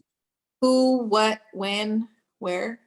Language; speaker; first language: English; native; English